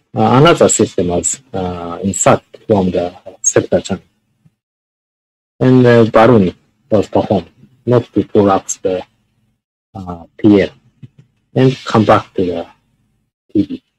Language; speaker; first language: English; non-native, learner; Japanese